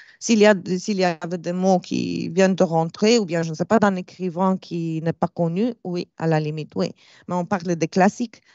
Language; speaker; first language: French; non-native, fluent; Romanian